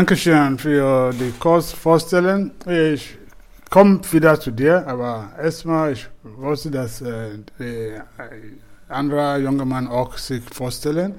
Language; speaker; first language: German; non-native, fluent; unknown